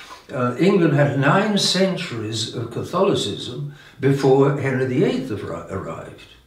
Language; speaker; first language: English; native; English